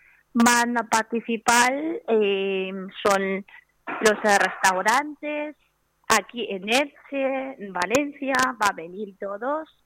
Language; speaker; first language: Spanish; non-native, learner; Chinese